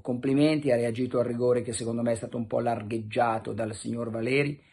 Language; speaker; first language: Italian; native; Italian